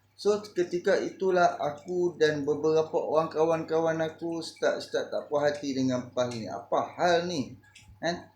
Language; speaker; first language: Malay; native; Malay